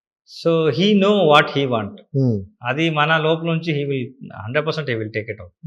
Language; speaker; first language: Telugu; non-native, learner; Kannada